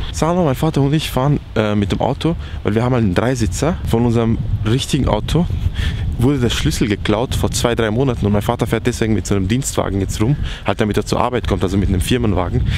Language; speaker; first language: German; early bilingual, other home language; Persian